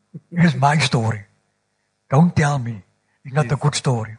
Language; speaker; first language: English; non-native, local second language; Afrikaans